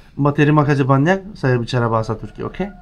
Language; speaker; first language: Indonesian; non-native, learner; Turkish